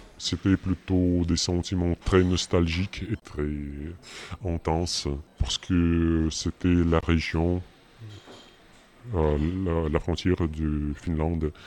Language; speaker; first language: French; non-native, fluent; Russian